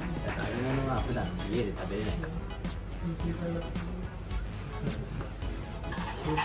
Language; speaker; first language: Japanese; native; Japanese